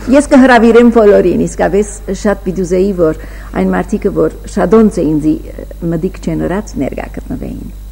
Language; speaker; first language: Armenian; early bilingual, heritage; Armenian